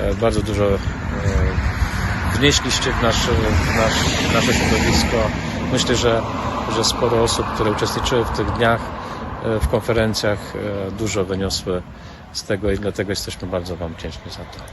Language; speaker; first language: Polish; early bilingual, heritage; Polish